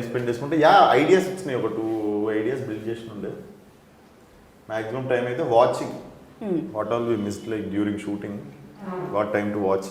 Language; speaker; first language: Telugu; native; Telugu